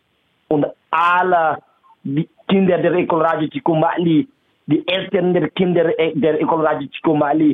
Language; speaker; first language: German; non-native, fluent; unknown